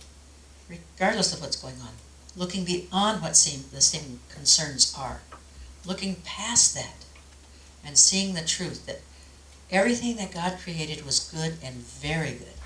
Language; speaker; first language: English; native; English